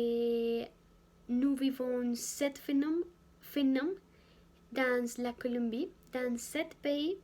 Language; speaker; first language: French; non-native, learner; Spanish